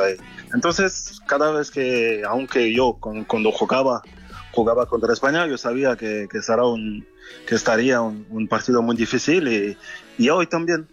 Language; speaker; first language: Spanish; non-native, learner; French